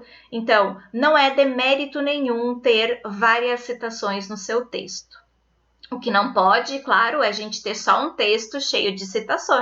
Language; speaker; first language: Portuguese; native; Portuguese